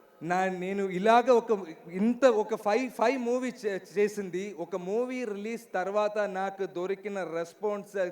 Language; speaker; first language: Telugu; non-native, learner; Malayalam